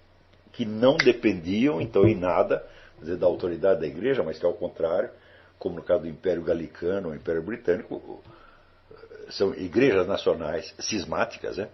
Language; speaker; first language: Portuguese; native; Portuguese